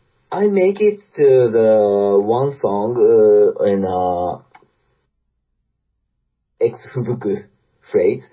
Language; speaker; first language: English; non-native, learner; Japanese